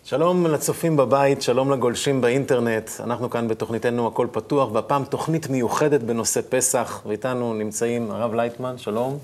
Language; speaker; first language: Hebrew; native; Hebrew